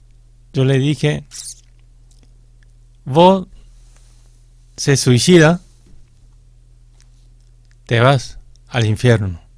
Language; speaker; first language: Spanish; non-native, fluent; Korean